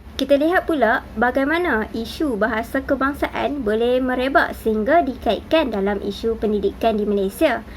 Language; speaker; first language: Malay; native; Malay